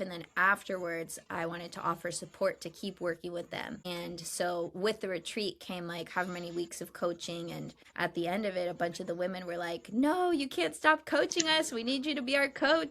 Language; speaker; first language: English; native; English